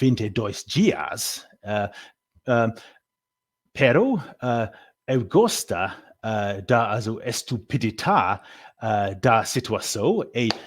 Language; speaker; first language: Portuguese; non-native, learner; English